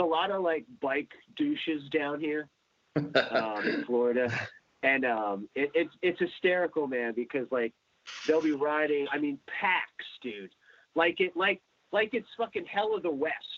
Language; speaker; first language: English; native; English